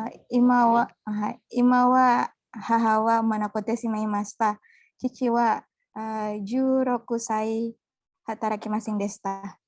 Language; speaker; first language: Japanese; non-native, learner; Indonesian